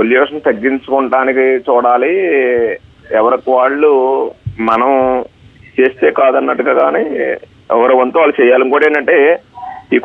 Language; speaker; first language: Telugu; native; Telugu